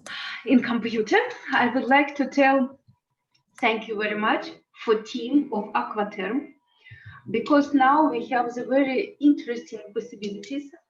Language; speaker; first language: English; non-native, learner; Russian